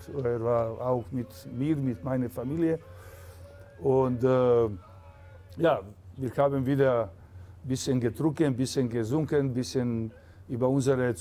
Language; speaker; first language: German; non-native, fluent; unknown